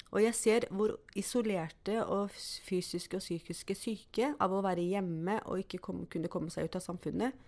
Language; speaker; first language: Norwegian; early bilingual, other home language; Turkish